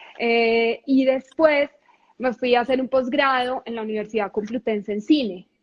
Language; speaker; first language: Spanish; native; Spanish